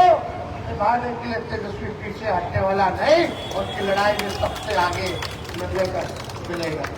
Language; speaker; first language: Hindi; native; Hindi